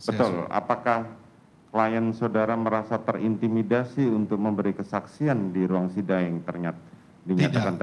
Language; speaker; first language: Indonesian; native; Indonesian